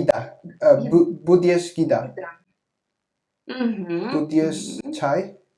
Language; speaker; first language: Russian; non-native, learner; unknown